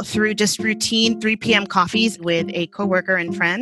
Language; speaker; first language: English; early bilingual, other home language; Spanish